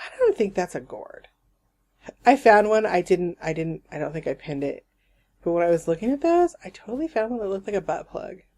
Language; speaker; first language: English; native; English